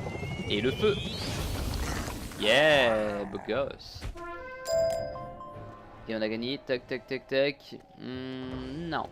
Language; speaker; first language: French; native; French